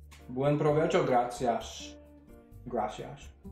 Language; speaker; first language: Spanish; non-native, learner; English